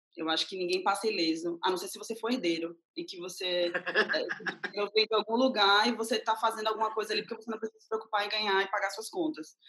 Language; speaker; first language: Portuguese; native; Portuguese